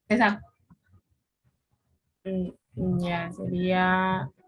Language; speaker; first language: Spanish; native; Spanish